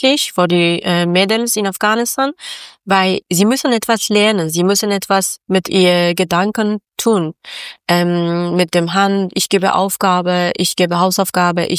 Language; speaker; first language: German; non-native, learner; Persian